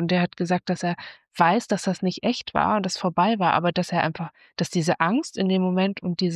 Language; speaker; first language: German; native; German